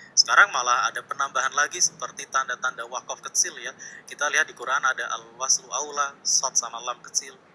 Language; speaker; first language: Indonesian; native; Indonesian